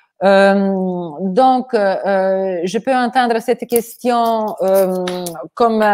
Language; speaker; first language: French; non-native, fluent; Italian